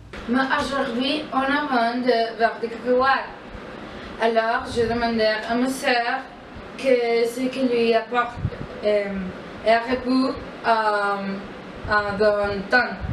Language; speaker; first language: French; non-native, learner; Spanish